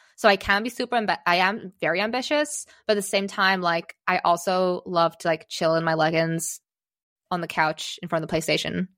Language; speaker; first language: English; early bilingual, other home language; Czech